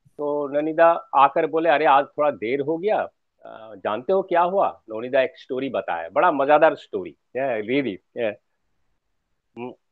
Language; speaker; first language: Hindi; non-native, local second language; Bangla